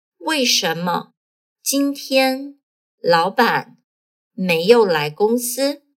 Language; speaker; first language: Chinese; non-native, fluent; Portuguese